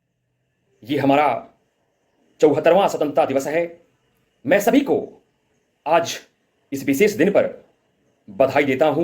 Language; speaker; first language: Hindi; native; Hindi